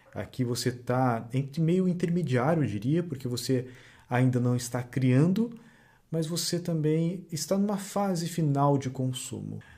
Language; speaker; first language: Portuguese; native; Portuguese